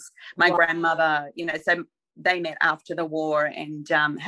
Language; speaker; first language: English; native; English